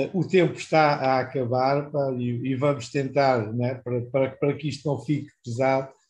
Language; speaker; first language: Portuguese; native; Portuguese